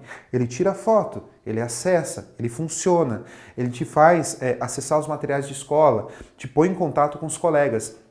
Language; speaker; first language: Portuguese; native; Portuguese